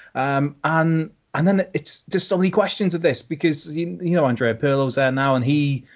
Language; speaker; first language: English; native; English